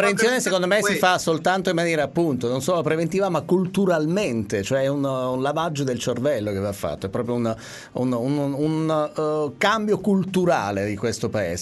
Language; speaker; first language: Italian; native; Italian